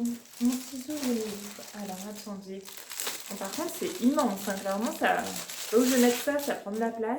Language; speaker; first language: French; native; French